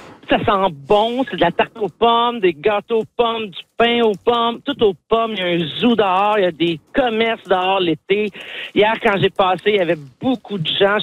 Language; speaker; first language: French; native; French